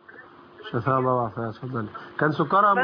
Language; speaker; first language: Arabic; native; Arabic